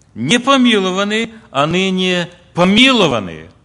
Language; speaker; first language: Russian; early bilingual, other home language; Ukrainian